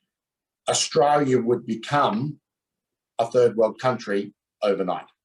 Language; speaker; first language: English; native; English